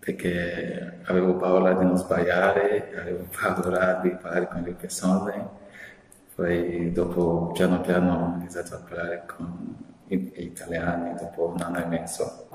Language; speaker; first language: Italian; non-native, fluent; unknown